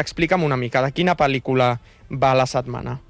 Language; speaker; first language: Catalan; native; Catalan